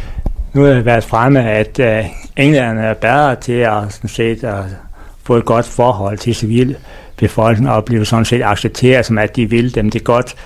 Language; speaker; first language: Danish; native; Danish